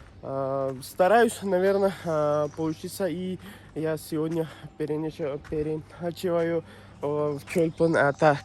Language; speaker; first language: Russian; non-native, learner; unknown